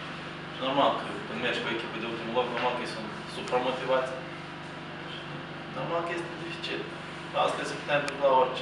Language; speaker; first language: Romanian; non-native, local second language; Russian